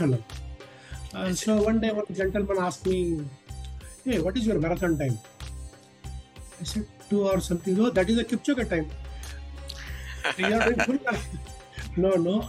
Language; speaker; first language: English; non-native, local second language; Marathi